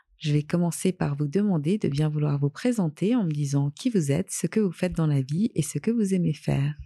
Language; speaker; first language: French; native; French